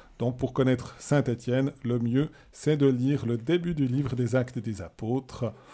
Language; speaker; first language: French; native; French